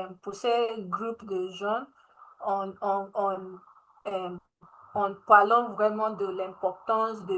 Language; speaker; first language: French; non-native, learner; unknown